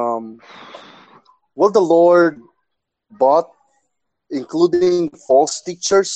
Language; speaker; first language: English; non-native, local second language; Cebuano